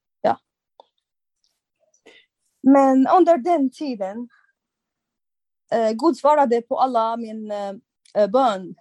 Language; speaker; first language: Swedish; non-native, fluent; Arabic